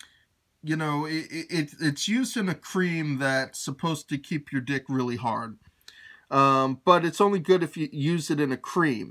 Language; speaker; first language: English; native; English